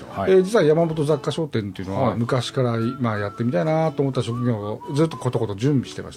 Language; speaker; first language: Japanese; native; Japanese